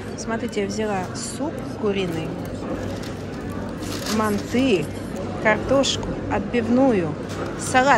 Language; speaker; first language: Russian; native; Russian